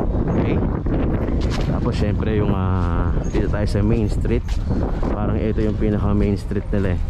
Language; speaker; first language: Filipino; native; Filipino